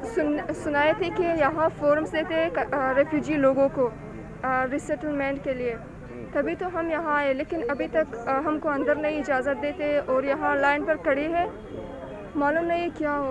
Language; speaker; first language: Hindi; non-native, learner; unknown